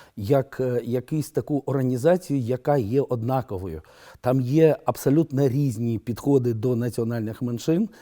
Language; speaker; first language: Ukrainian; non-native, local second language; Romanian